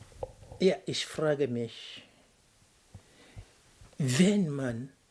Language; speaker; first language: German; non-native, fluent; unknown